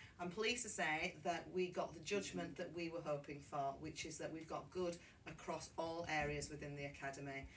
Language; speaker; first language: English; native; English